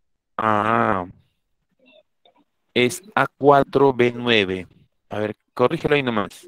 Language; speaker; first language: Spanish; native; Spanish